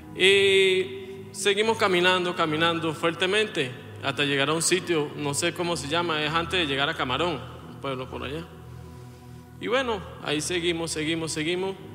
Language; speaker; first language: Spanish; native; Spanish